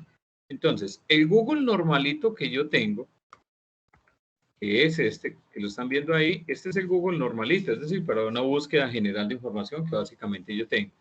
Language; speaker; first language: Spanish; native; Spanish